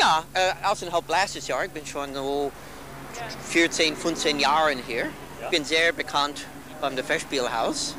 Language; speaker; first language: German; non-native, fluent; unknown